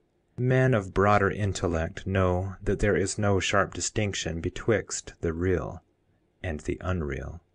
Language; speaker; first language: English; native; English